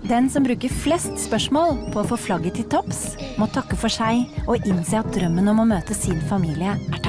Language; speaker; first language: Norwegian; native; Norwegian